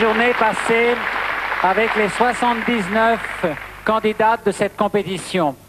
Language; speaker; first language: French; native; French